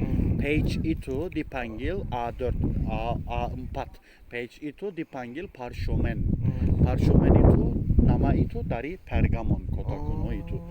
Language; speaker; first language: Indonesian; non-native, fluent; Turkish